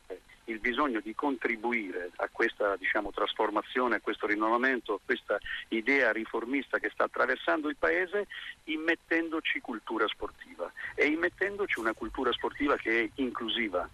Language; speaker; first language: Italian; native; Italian